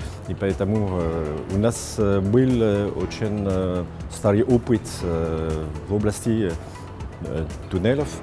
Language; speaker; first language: Russian; non-native, fluent; French